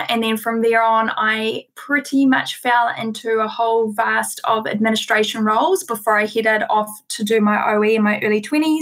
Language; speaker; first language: English; native; English